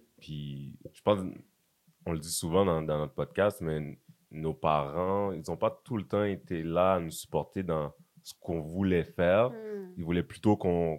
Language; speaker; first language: French; native; French